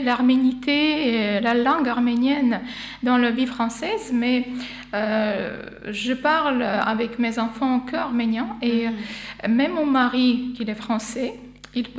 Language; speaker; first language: French; non-native, fluent; Armenian